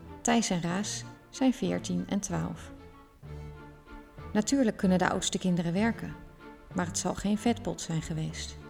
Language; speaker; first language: Dutch; native; Dutch